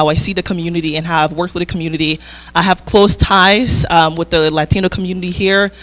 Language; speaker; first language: English; early bilingual, other home language; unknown